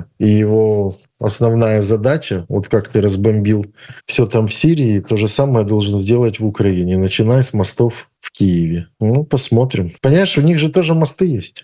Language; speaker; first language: Russian; native; Russian